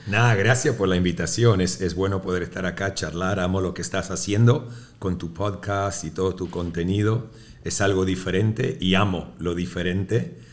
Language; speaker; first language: Spanish; early bilingual, heritage; Spanish